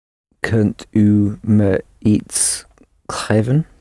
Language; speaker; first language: Dutch; non-native, learner; English